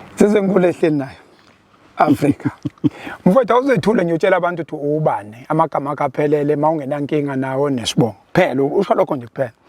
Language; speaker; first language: Zulu; native; Zulu